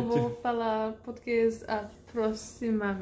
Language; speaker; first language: Portuguese; non-native, learner; English